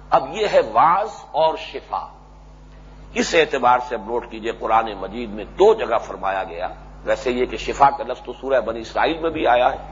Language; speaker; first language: Urdu; native; Urdu